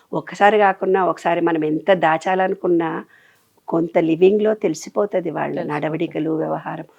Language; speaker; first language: Telugu; native; Telugu